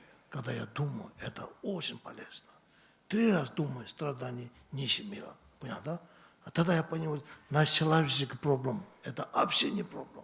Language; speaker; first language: Russian; non-native, learner; Tibetan